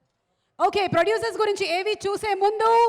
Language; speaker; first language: Telugu; native; Telugu